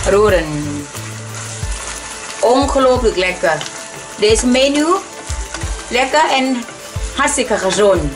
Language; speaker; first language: Dutch; non-native, learner; Thai